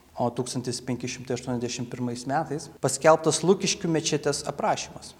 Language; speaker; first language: Lithuanian; native; Lithuanian